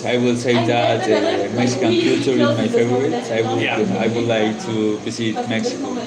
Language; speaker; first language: English; non-native, learner; Spanish